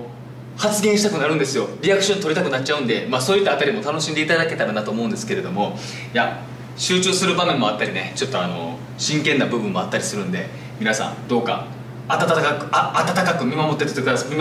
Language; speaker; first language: Japanese; native; Japanese